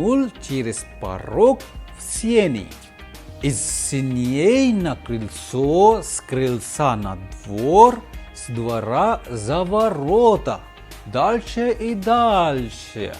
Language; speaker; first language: Russian; non-native, fluent; Hindi